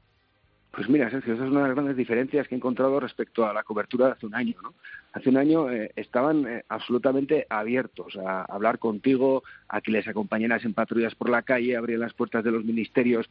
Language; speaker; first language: Spanish; native; Spanish